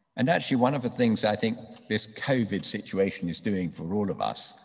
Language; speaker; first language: English; native; English